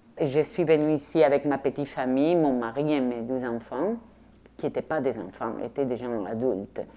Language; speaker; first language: French; non-native, fluent; Spanish